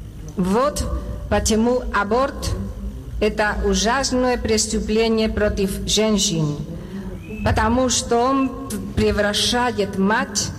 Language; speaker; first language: Russian; non-native, learner; Spanish